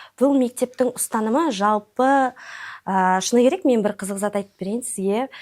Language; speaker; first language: Kazakh; non-native, local second language; Russian